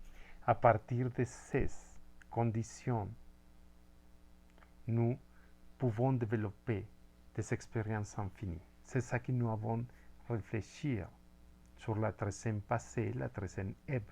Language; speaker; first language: French; non-native, fluent; Spanish